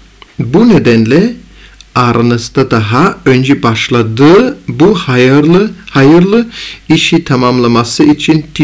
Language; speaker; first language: Turkish; non-native, fluent; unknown